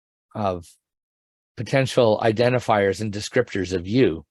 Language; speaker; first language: English; native; English